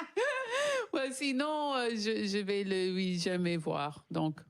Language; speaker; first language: French; non-native, learner; English